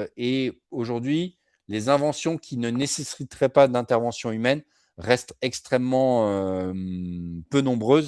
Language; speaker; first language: French; native; French